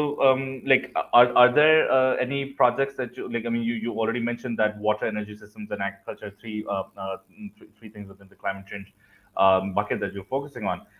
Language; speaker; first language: English; non-native, local second language; Urdu